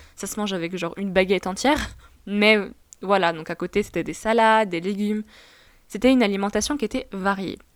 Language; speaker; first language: French; non-native, local second language; Arabic